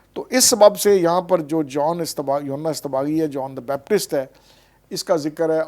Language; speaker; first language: Urdu; non-native, local second language; Punjabi